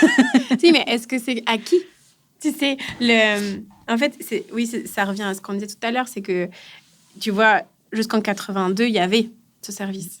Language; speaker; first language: French; native; French